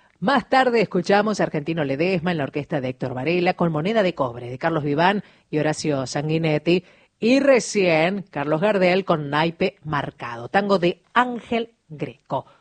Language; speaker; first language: Spanish; native; Spanish